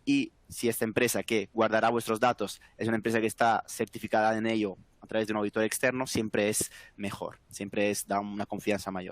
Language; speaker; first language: Spanish; native; Spanish